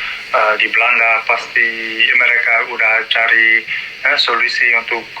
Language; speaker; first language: Indonesian; non-native, learner; Dutch